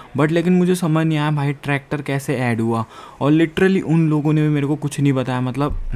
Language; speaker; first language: Hindi; non-native, local second language; Punjabi